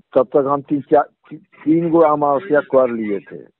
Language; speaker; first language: Hindi; native; Hindi